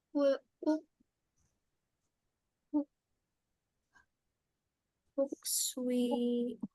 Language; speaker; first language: Korean; non-native, learner; Indonesian